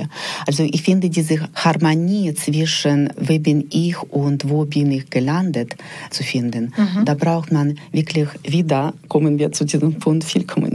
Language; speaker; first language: German; non-native, fluent; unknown